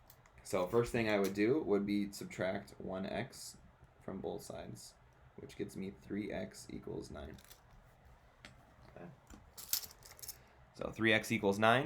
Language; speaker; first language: English; native; English